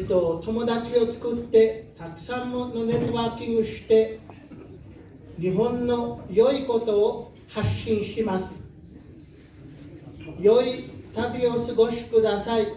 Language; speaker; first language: Japanese; non-native, learner; Samoan